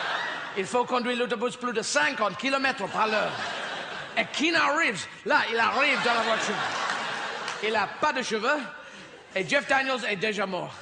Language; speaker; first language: French; non-native, learner; English